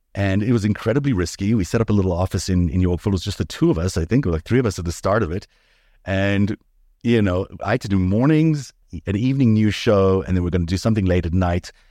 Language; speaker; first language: English; early bilingual, other home language; Hebrew